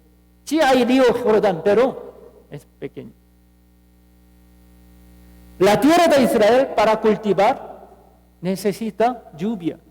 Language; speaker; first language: Spanish; non-native, fluent; Korean